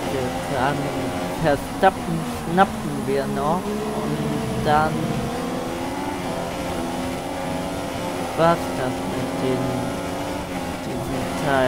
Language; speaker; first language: German; native; German